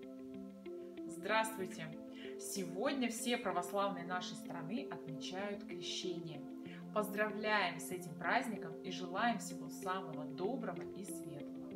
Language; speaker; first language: Russian; native; Russian